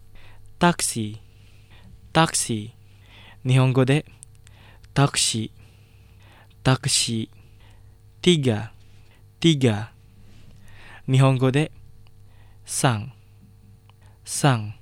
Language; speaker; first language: Japanese; non-native, fluent; Indonesian